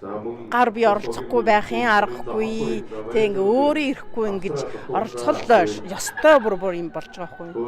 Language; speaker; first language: Mongolian; native; Mongolian